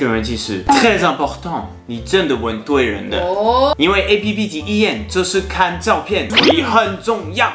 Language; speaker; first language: Chinese; non-native, fluent; French